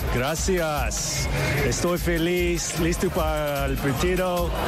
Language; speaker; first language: Spanish; non-native, learner; English